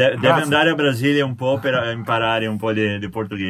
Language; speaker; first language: Italian; non-native, fluent; Portuguese